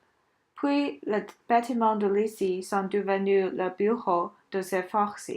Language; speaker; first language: French; non-native, learner; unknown